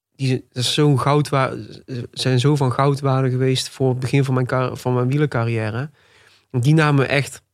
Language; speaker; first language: Dutch; native; Dutch